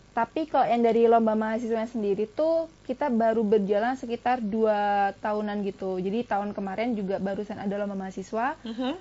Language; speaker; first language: Indonesian; native; Indonesian